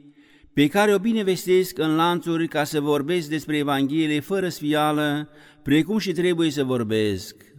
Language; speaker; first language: Romanian; native; Romanian